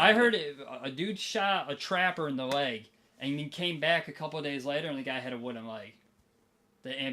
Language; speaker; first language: English; native; English